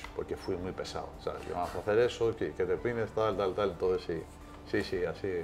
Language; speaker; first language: Spanish; non-native, fluent; Greek